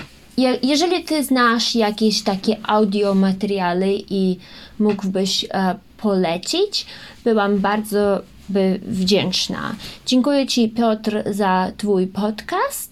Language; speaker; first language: Polish; early bilingual, heritage; Ukrainian